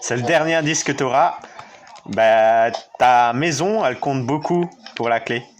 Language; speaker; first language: French; native; French